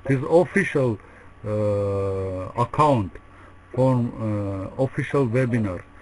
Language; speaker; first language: English; non-native, learner; Russian